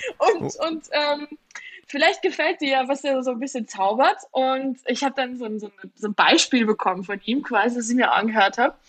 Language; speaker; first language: German; early bilingual, other home language; Georgian